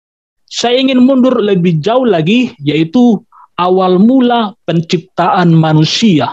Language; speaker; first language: Indonesian; native; Indonesian